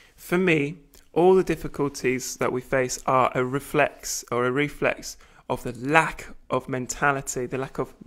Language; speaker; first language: English; native; English